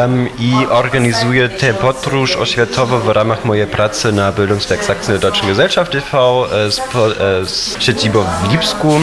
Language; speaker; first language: Polish; non-native, fluent; German